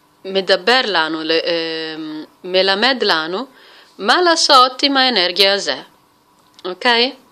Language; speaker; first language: Hebrew; non-native, fluent; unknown